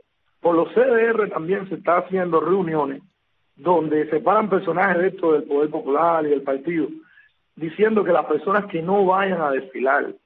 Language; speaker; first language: Spanish; native; Spanish